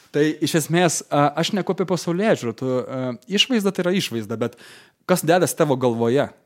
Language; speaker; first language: Lithuanian; native; Lithuanian